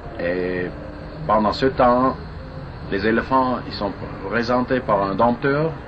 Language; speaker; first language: French; non-native, fluent; German